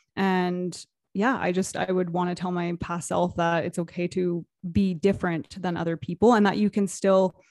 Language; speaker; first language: English; native; English